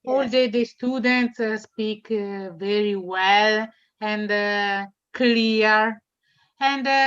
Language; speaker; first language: English; non-native, learner; Italian